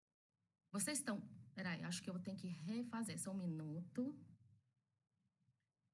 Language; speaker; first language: Portuguese; early bilingual, other home language; Chinese